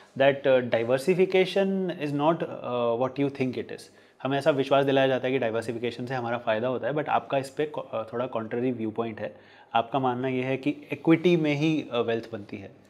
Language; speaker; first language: Hindi; native; Hindi